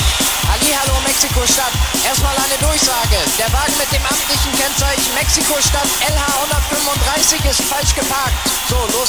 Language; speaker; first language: German; native; German